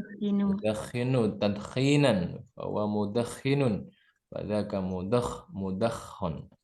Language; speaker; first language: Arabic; non-native, fluent; Indonesian